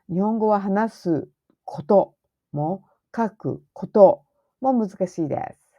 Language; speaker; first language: Japanese; non-native, fluent; English